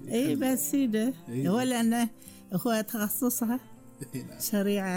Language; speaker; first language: Arabic; native; Arabic